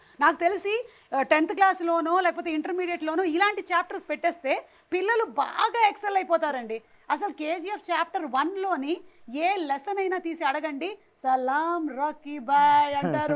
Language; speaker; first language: Telugu; native; Telugu